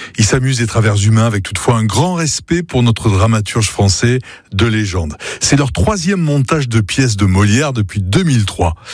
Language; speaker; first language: French; native; French